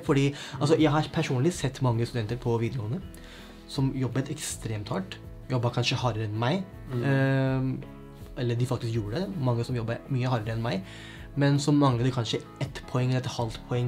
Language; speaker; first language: Norwegian; native; Norwegian